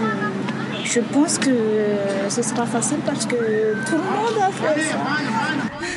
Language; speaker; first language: French; non-native, local second language; Malagasy